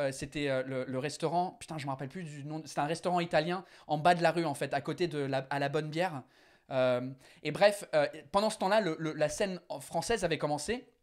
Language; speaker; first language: French; non-native, fluent; English